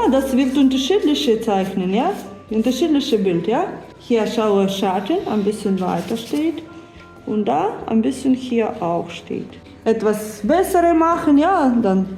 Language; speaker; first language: German; non-native, learner; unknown